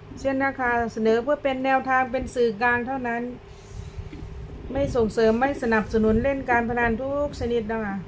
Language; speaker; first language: Thai; non-native, local second language; Lao